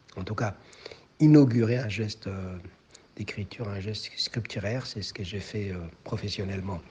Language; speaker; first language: French; non-native, local second language; Somali